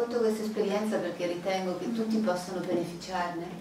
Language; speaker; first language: Italian; native; Italian